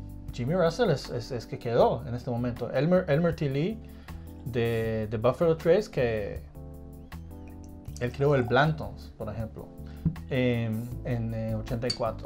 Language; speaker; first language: Spanish; early bilingual, heritage; Spanish